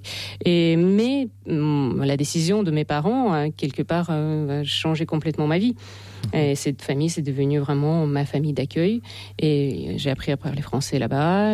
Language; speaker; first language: French; non-native, fluent; Russian